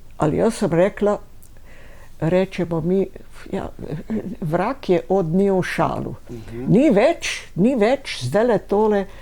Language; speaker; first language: Slovenian; native; Slovenian